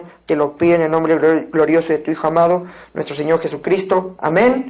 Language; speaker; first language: Spanish; native; Spanish